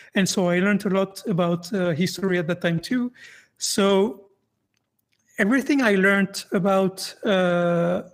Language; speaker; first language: English; non-native, fluent; French